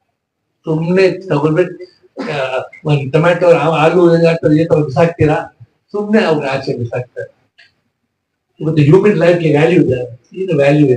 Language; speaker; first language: Kannada; non-native, local second language; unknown